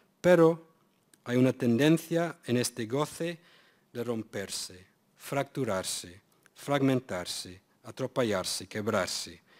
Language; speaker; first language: Spanish; non-native, fluent; English